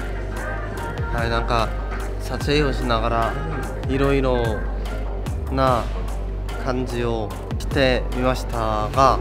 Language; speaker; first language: Japanese; non-native, fluent; Korean